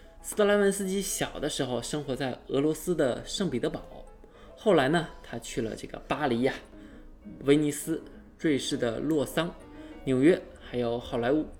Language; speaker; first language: Chinese; native; Chinese